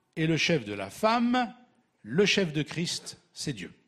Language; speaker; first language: French; native; French